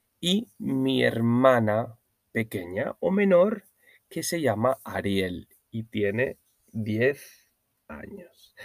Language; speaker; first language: Spanish; non-native, learner; Norwegian